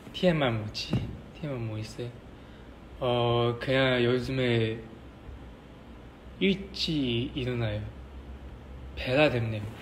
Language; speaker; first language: Korean; non-native, learner; Chinese